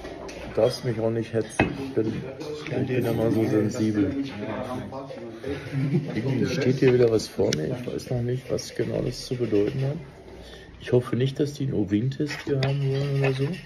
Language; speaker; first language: German; native; German